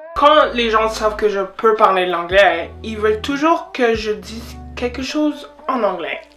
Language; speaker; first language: French; native; French